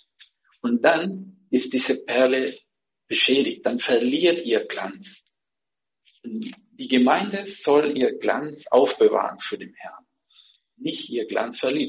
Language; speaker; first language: German; non-native, fluent; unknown